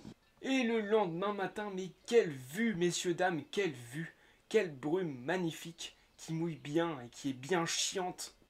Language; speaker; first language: French; native; French